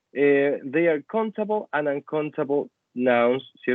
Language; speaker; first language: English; non-native, fluent; Spanish